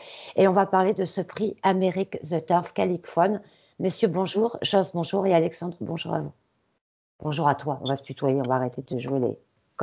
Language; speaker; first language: French; native; French